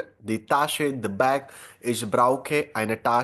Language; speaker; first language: German; non-native, learner; Hindi